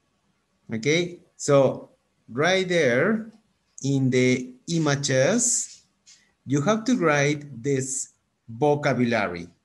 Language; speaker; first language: English; non-native, fluent; Spanish